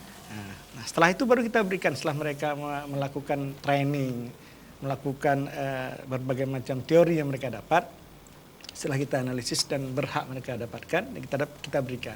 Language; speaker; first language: Malay; native; Malay